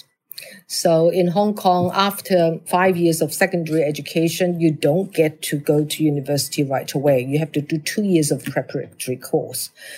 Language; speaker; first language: English; non-native, local second language; Cantonese